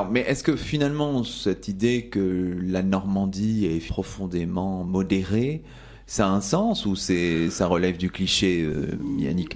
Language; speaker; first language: French; native; French